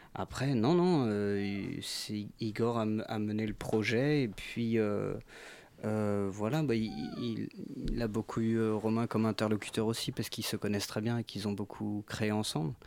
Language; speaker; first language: French; native; French